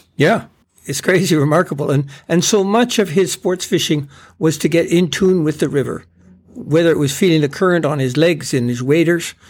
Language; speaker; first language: English; native; English